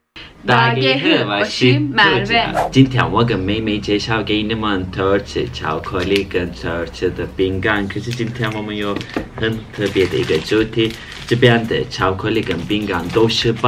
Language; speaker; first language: Chinese; non-native, fluent; Turkish